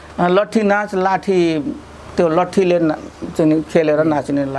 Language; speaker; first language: Nepali; non-native, local second language; Dangaura Tharu